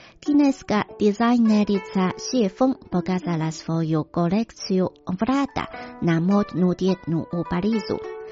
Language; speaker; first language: Croatian; non-native, fluent; Chinese